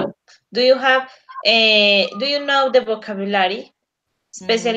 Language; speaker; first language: English; non-native, learner; Spanish